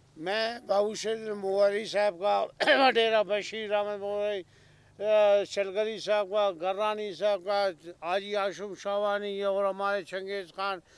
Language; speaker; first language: Urdu; non-native, local second language; Baluchi